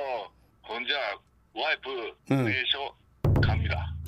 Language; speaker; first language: Korean; non-native, learner; Japanese